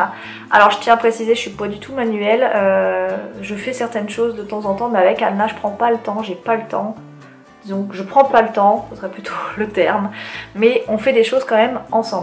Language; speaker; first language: French; native; French